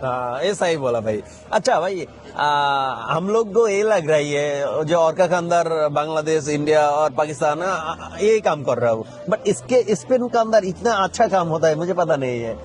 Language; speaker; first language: Hindi; non-native, fluent; Bangla